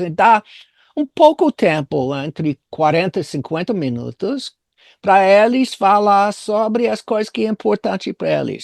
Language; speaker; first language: Portuguese; non-native, fluent; English